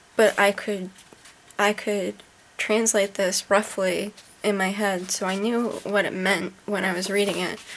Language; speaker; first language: English; native; English